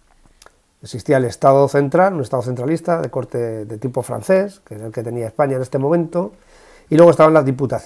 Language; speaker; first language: Spanish; native; Spanish